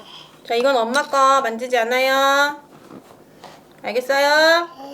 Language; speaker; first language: Korean; native; Korean